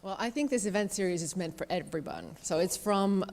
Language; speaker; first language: English; non-native, fluent; Finnish